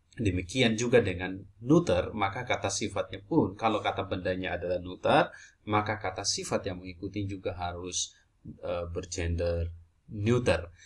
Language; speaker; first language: Indonesian; native; Indonesian